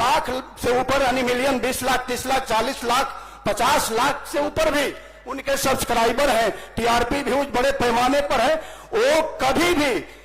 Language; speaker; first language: Hindi; native; Hindi